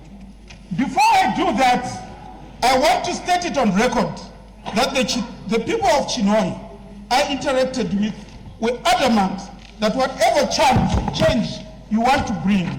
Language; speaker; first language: English; non-native, local second language; Shona